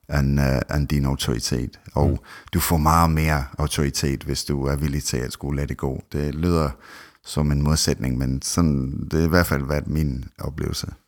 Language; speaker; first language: Danish; non-native, fluent; English